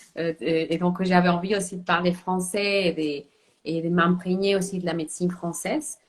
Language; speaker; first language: French; non-native, fluent; Spanish